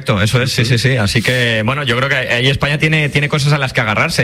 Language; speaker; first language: Spanish; native; Spanish